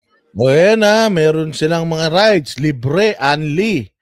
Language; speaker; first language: Filipino; native; Filipino